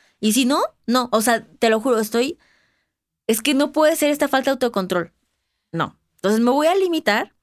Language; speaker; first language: Spanish; native; Spanish